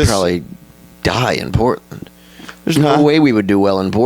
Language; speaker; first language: English; native; English